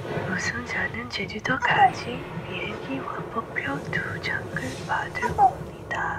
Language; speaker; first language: Korean; non-native, learner; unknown